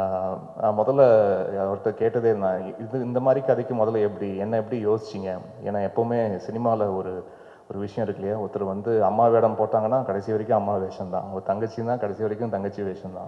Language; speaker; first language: Tamil; native; Tamil